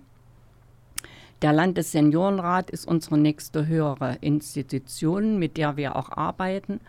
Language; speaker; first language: German; native; German